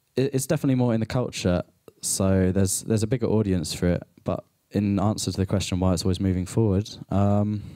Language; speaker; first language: English; native; English